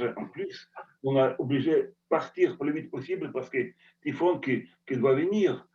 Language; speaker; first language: French; non-native, fluent; Russian